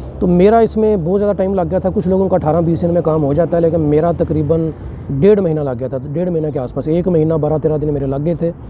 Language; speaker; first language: Urdu; non-native, local second language; Punjabi